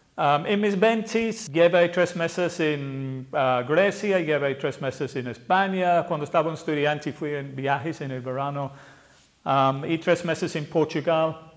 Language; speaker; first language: Spanish; non-native, fluent; English